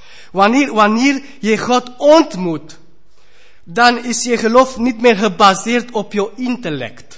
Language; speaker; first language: Dutch; non-native, fluent; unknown